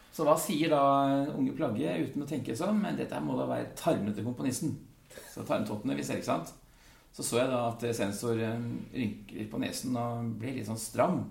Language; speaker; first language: Norwegian; early bilingual, other home language; Dutch